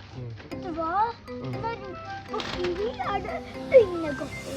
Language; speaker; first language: Swedish; early bilingual, other home language; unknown